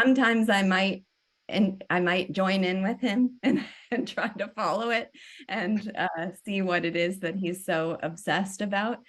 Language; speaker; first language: English; native; English